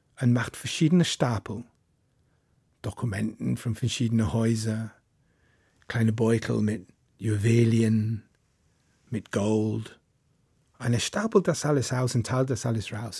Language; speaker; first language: German; non-native, fluent; English